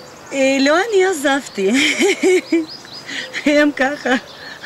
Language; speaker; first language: Hebrew; non-native, learner; Russian